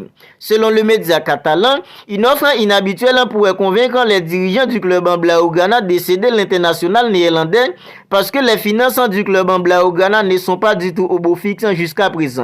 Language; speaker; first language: French; native; French